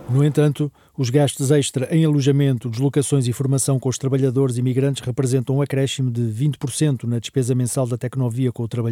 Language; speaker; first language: Portuguese; native; Portuguese